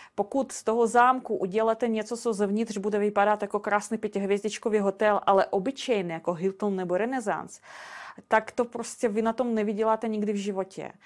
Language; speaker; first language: Czech; non-native, fluent; Russian